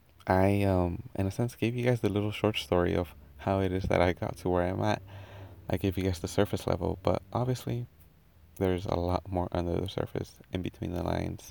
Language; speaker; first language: English; early bilingual, other home language; Spanish